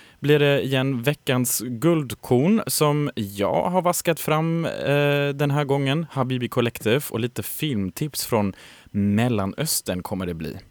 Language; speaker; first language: Swedish; native; Swedish